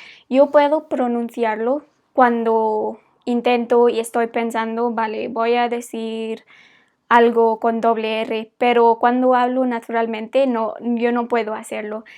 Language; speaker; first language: Spanish; non-native, fluent; English